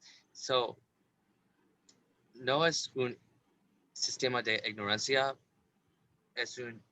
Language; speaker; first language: Spanish; non-native, learner; English